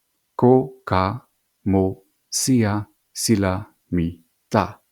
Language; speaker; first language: Cebuano; non-native, fluent; English